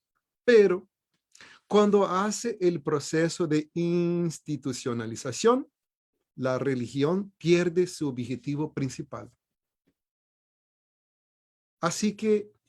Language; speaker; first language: Spanish; non-native, fluent; Portuguese